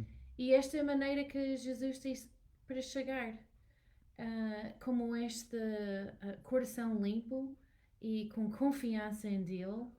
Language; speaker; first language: Portuguese; non-native, learner; English